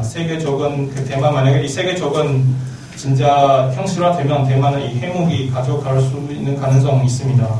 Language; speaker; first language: Korean; non-native, learner; Chinese